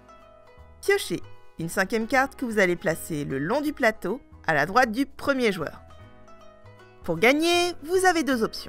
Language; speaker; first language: French; native; French